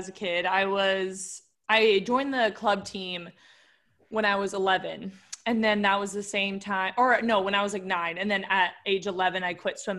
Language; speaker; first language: English; native; English